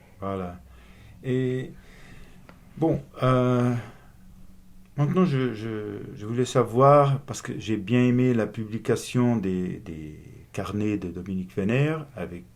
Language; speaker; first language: French; non-native, fluent; Portuguese